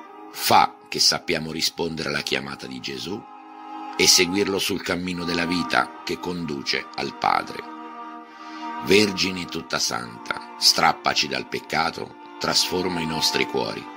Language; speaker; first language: Italian; native; Italian